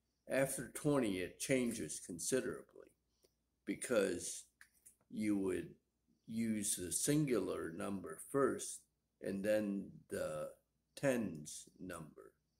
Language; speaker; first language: English; native; English